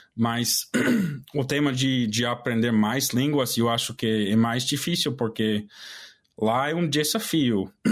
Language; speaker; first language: Portuguese; non-native, fluent; English